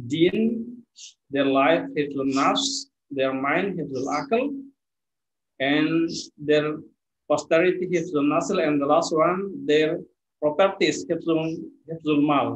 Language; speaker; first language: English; non-native, fluent; Indonesian